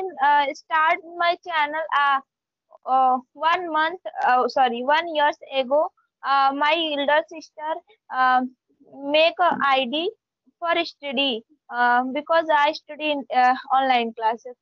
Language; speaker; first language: English; non-native, learner; Hindi